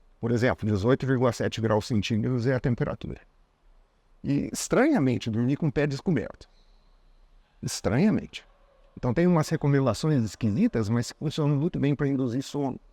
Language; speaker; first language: Portuguese; non-native, fluent; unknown